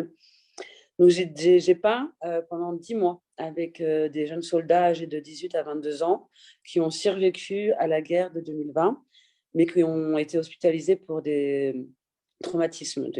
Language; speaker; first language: French; early bilingual, other home language; Persian